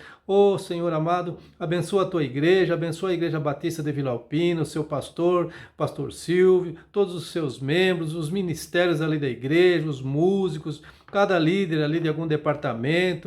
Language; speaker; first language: Portuguese; native; Portuguese